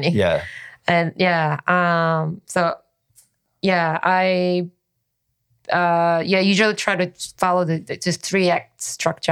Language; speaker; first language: English; non-native, fluent; Korean